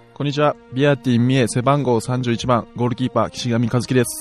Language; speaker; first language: Japanese; native; Japanese